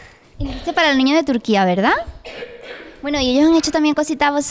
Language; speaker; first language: Spanish; native; Spanish